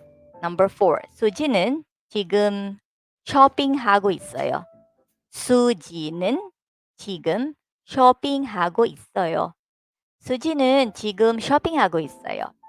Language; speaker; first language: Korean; non-native, fluent; Filipino